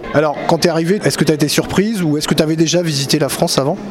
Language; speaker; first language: French; native; French